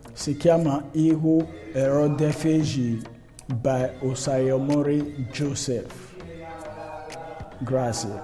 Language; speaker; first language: Italian; non-native, learner; Bini